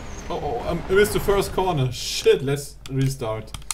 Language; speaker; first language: English; non-native, fluent; German